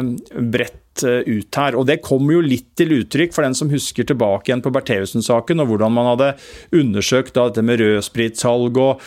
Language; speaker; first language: Norwegian; native; Norwegian